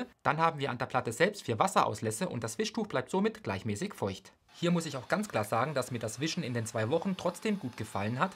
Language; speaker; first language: German; native; German